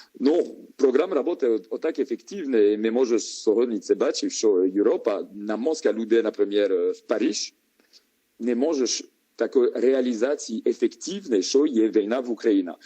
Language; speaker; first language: Ukrainian; non-native, learner; French